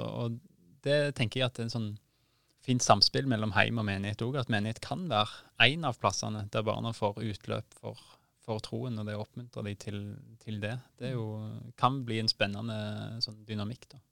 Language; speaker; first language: Norwegian; native; Norwegian